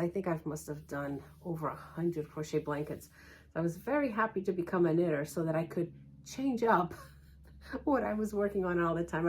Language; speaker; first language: English; early bilingual, other home language; Portuguese